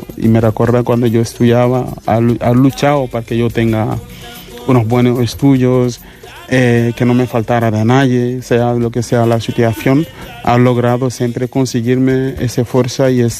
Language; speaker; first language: Spanish; non-native, fluent; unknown